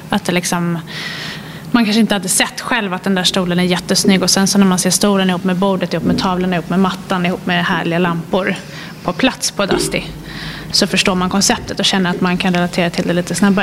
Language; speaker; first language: Swedish; native; Swedish